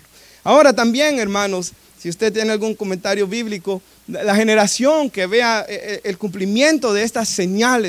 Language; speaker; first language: Spanish; native; Spanish